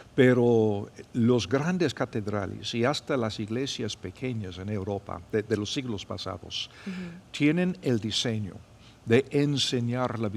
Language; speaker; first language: Spanish; non-native, fluent; English